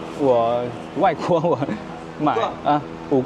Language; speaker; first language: Chinese; non-native, learner; Vietnamese